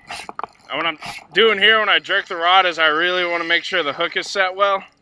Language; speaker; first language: English; native; English